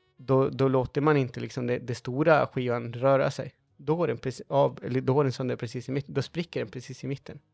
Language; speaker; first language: Swedish; non-native, fluent; Spanish